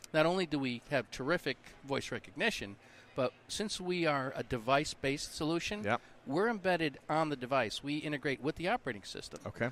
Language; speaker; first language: English; native; English